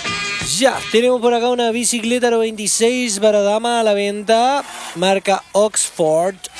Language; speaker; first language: Spanish; native; Spanish